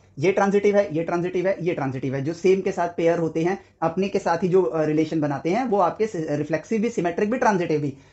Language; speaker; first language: Hindi; native; Hindi